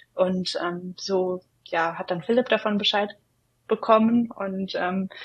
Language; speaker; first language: German; native; German